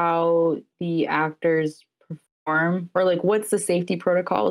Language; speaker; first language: English; native; English